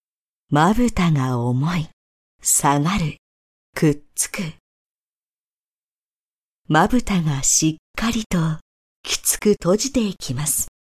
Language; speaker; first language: Japanese; native; Japanese